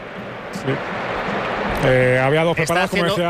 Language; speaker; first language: Spanish; native; Spanish